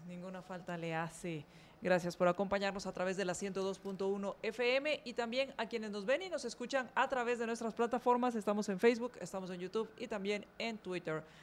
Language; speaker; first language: Spanish; native; Spanish